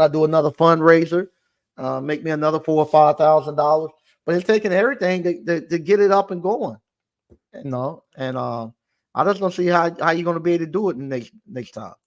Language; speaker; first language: English; native; English